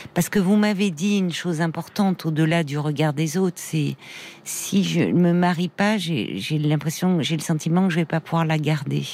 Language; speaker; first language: French; native; French